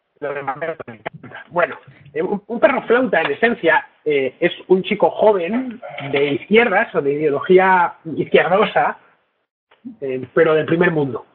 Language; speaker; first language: Spanish; native; Spanish